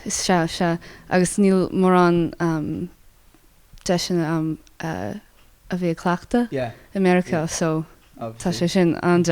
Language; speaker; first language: Irish; non-native, learner; English